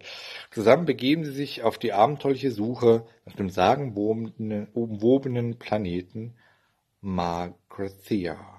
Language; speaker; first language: German; native; German